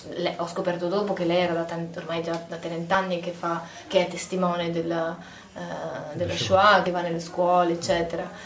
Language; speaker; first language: Italian; native; Italian